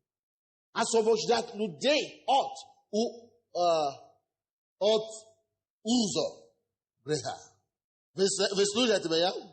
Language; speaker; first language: Russian; non-native, fluent; Yoruba